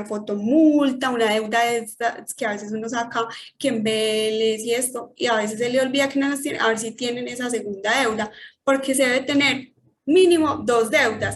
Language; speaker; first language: Spanish; native; Spanish